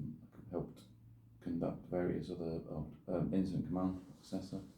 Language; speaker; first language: English; native; English